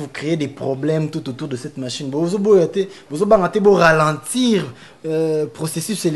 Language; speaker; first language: French; non-native, local second language; Lingala